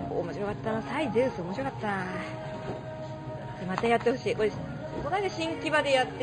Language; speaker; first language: Japanese; native; Japanese